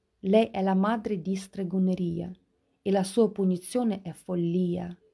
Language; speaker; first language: Italian; non-native, fluent; Russian